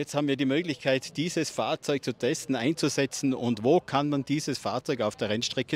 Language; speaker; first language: German; native; German